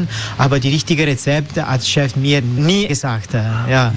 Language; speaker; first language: German; non-native, learner; Italian